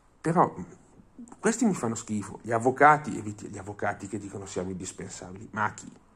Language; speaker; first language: Italian; non-native, fluent; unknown